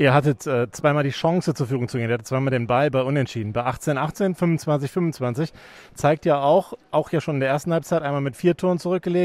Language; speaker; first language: German; native; German